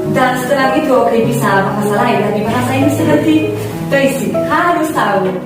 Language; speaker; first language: Indonesian; non-native, fluent; Polish